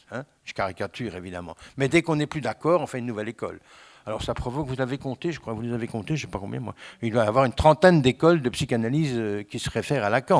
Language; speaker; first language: French; native; French